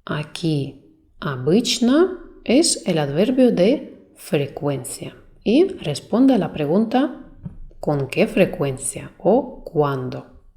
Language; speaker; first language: Spanish; non-native, fluent; Russian